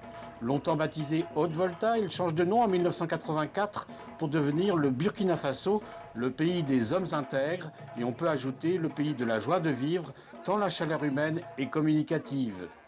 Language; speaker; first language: French; native; French